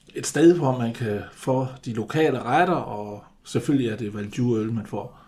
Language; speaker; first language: Danish; native; Danish